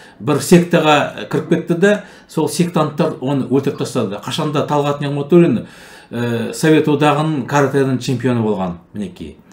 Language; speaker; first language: Kazakh; native; Kazakh